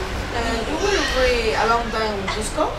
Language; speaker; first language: English; non-native, learner; Spanish